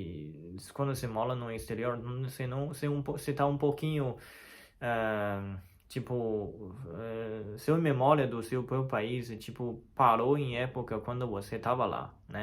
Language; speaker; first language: Portuguese; non-native, fluent; Chinese